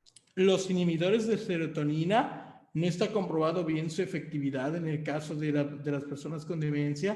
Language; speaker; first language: Spanish; native; Spanish